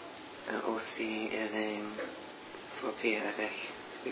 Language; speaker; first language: French; non-native, learner; English